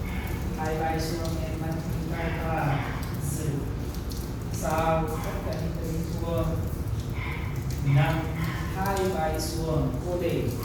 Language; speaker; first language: Vietnamese; non-native, fluent; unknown